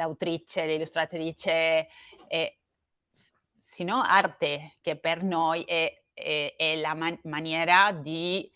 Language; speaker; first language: Italian; non-native, learner; Spanish